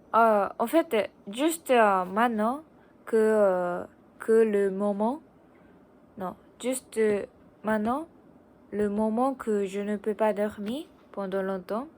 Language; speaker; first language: French; non-native, learner; Japanese